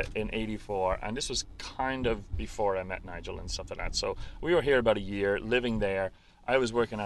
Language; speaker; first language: English; native; English